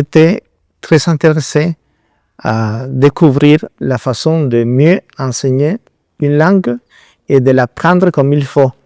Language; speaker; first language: French; non-native, fluent; Spanish